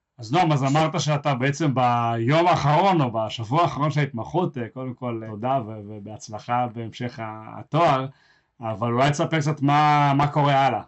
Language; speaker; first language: Hebrew; native; Hebrew